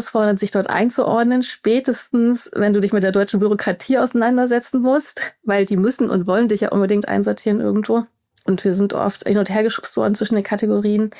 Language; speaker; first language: German; native; German